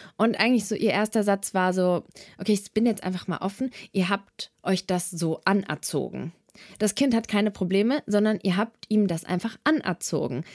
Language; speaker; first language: German; early bilingual, other home language; Serbian